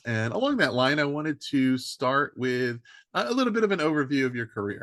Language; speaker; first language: English; native; English